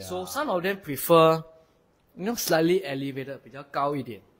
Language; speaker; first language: English; non-native, local second language; Chinese